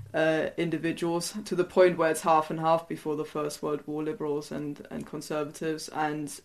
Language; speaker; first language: English; non-native, fluent; German